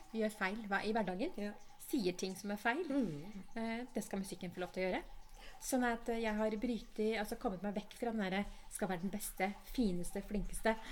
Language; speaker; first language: Norwegian; early bilingual, other home language; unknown